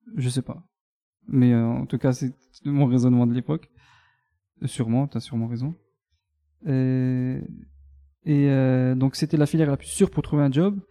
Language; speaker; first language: French; native; French